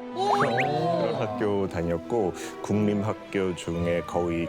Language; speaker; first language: Korean; non-native, fluent; English